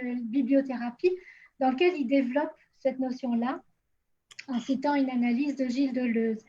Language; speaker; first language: French; native; French